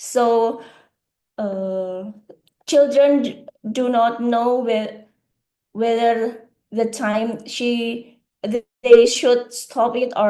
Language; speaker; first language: English; non-native, learner; Indonesian